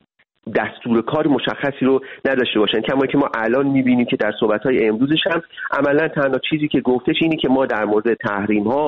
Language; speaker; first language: Persian; native; Persian